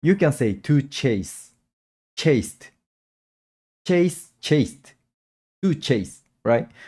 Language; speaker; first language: English; non-native, learner; Japanese